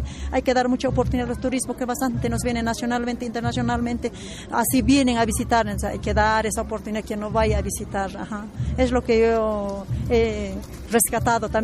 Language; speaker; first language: Spanish; native; Spanish